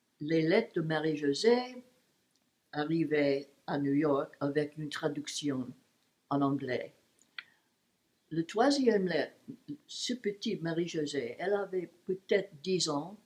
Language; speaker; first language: French; non-native, learner; English